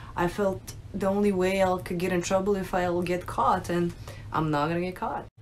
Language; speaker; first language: English; early bilingual, other home language; Russian